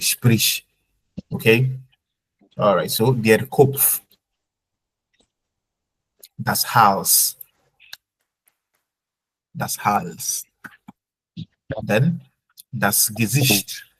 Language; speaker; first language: German; non-native, fluent; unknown